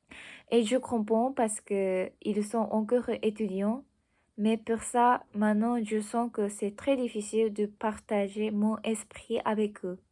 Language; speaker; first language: French; non-native, learner; Japanese